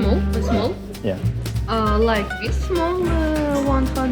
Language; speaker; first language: English; non-native, learner; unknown